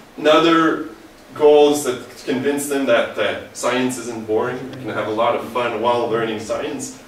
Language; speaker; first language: English; native; English